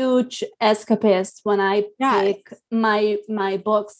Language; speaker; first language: English; non-native, fluent; Spanish